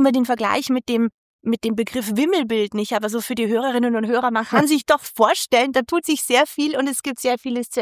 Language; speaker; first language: German; native; German